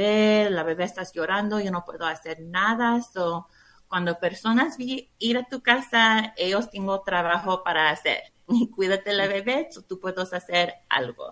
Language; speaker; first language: Spanish; non-native, learner; English